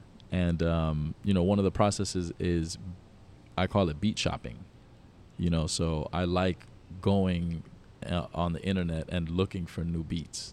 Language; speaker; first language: English; native; English